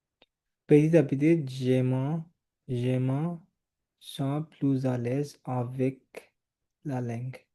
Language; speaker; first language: French; non-native, learner; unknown